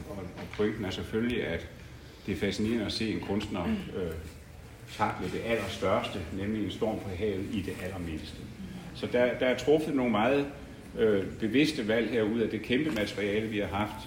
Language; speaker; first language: Danish; native; Danish